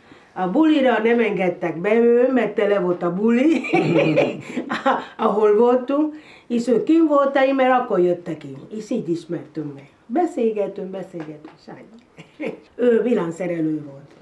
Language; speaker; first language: Hungarian; non-native, learner; Spanish